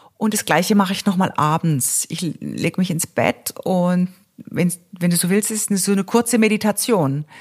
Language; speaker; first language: German; native; German